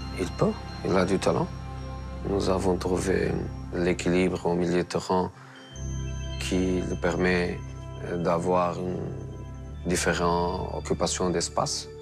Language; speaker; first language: French; non-native, fluent; Portuguese